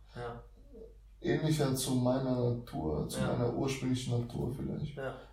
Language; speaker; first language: German; early bilingual, other home language; Russian